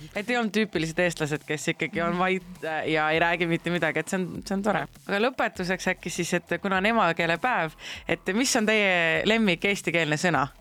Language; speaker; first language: Estonian; native; Estonian